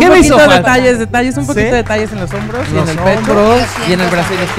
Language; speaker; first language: Spanish; native; Spanish